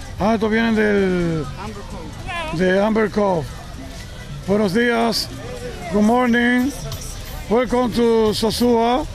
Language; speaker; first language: Spanish; native; Spanish